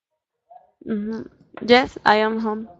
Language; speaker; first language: English; non-native, learner; Spanish